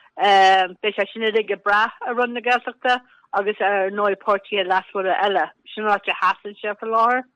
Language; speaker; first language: Irish; native; Irish